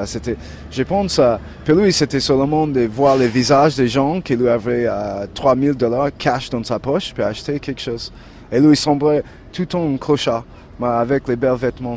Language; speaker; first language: French; non-native, learner; English